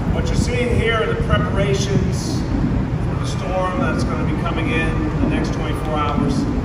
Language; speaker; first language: English; native; English